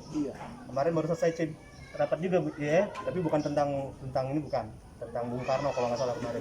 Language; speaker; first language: Indonesian; native; Indonesian